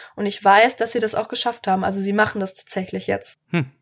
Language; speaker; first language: German; native; German